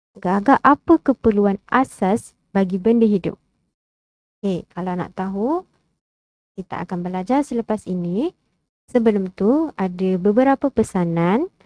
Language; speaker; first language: Malay; native; Malay